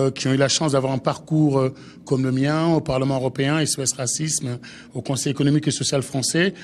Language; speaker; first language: French; native; French